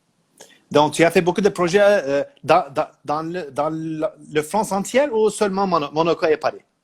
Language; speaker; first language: French; non-native, learner; Turkish